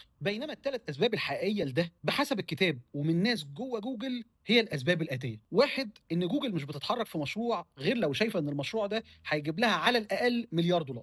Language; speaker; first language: Arabic; native; Arabic